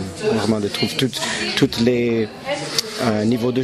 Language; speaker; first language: French; non-native, local second language; English